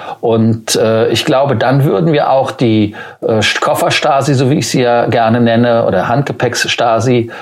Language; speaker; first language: German; native; German